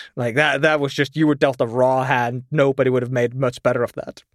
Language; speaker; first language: English; non-native, fluent; German